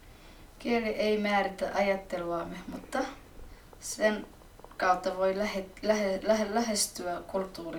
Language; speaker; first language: Finnish; early bilingual, other home language; Somali